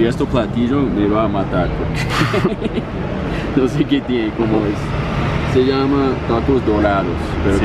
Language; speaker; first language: Spanish; non-native, fluent; English